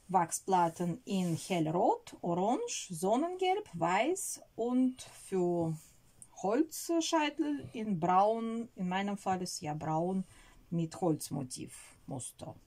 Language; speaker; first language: German; non-native, learner; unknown